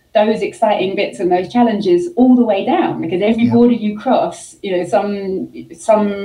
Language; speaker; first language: English; native; English